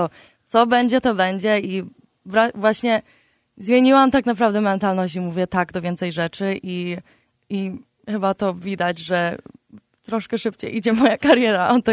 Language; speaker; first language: Polish; early bilingual, heritage; Polish